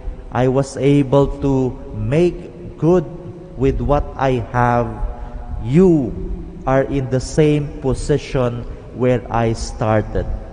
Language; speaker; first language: English; non-native, local second language; Filipino